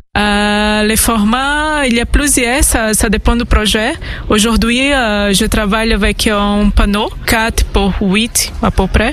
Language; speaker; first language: French; non-native, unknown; Portuguese